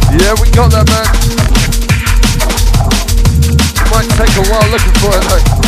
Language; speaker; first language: English; native; English